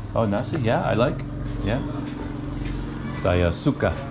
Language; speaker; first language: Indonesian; non-native, learner; English